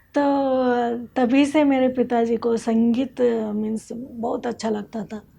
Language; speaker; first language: Hindi; non-native, local second language; Kannada